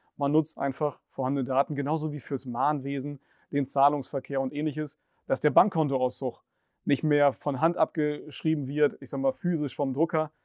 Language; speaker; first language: German; native; German